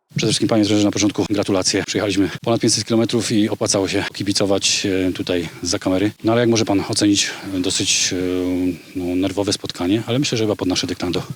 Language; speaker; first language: Polish; native; Polish